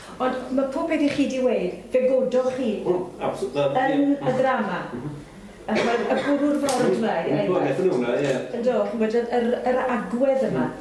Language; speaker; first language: Welsh; native; Welsh